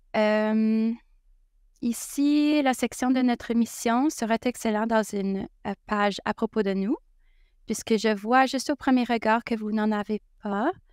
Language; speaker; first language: French; native; French